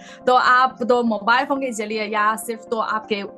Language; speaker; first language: Hindi; non-native, fluent; Chinese